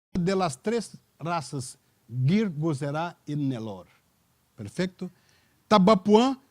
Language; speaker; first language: Spanish; non-native, learner; Portuguese